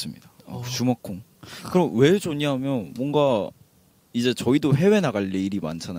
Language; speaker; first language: Korean; native; Korean